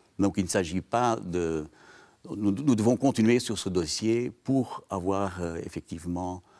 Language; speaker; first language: French; native; French